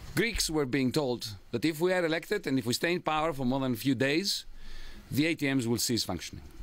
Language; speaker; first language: English; non-native, fluent; Greek